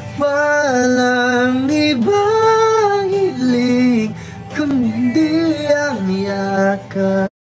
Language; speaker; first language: Filipino; non-native, local second language; Waray